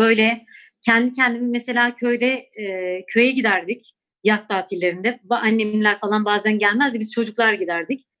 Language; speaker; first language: Turkish; non-native, local second language; Kurdish